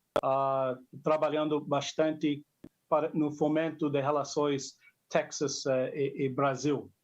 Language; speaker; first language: Portuguese; non-native, fluent; English